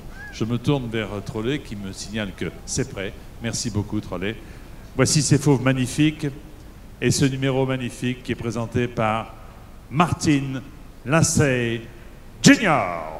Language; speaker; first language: French; native; French